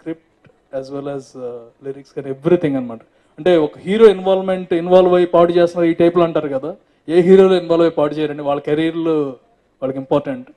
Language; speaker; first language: Telugu; native; Telugu